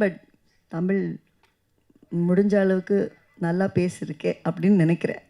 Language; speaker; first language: Tamil; non-native, fluent; Kannada